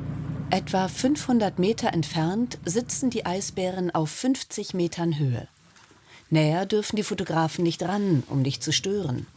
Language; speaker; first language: German; native; German